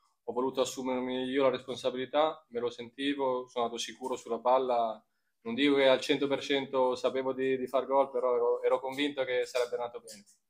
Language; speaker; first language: Italian; native; Italian